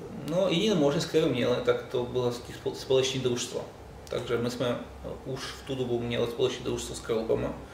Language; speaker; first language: Czech; non-native, fluent; Russian